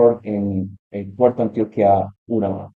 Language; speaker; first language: English; non-native, learner; Spanish